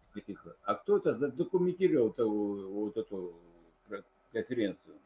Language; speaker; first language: Russian; native; Russian